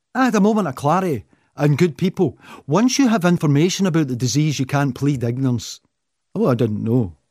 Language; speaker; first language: English; native; English